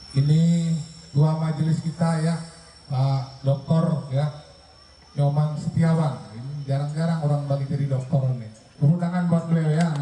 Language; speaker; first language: Indonesian; non-native, local second language; Balinese